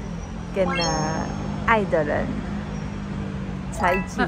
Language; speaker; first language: Chinese; non-native, fluent; French